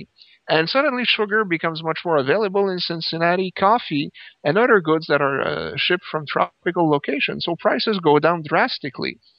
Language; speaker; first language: English; native; English